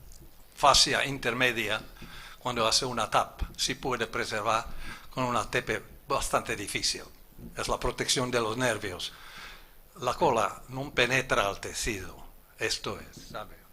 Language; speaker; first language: Spanish; non-native, fluent; German